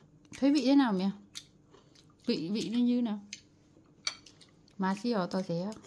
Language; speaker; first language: Korean; non-native, learner; Vietnamese